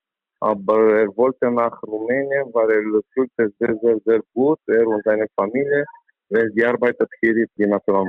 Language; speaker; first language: German; non-native, learner; Romanian